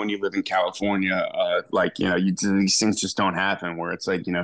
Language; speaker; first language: English; native; English